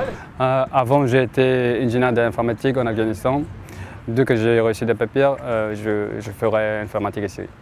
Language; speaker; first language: French; non-native, fluent; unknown